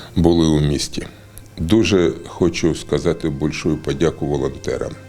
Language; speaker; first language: Ukrainian; native; Ukrainian